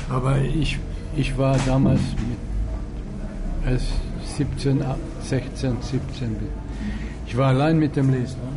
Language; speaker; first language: German; non-native, fluent; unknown